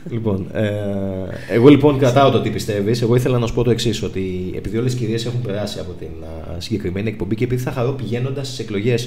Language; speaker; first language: Greek; native; Greek